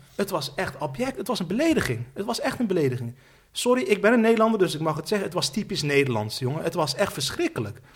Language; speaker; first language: Dutch; early bilingual, other home language; Turkish